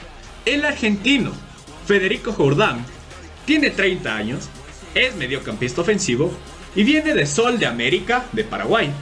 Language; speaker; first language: Spanish; native; Spanish